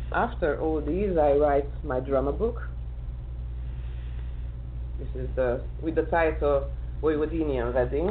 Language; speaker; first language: English; non-native, learner; Serbian